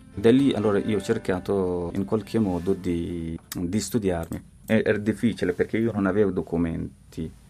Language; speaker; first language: Italian; non-native, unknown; Persian